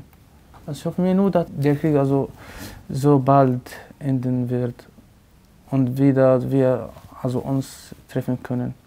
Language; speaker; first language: German; non-native, fluent; Arabic